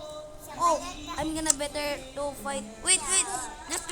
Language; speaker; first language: English; non-native, local second language; Filipino